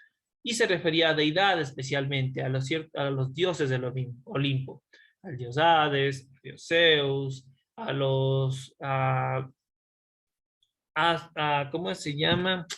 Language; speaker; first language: Spanish; native; Spanish